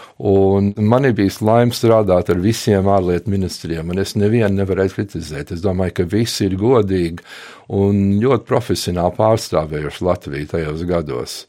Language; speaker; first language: Latvian; early bilingual, heritage; Latvian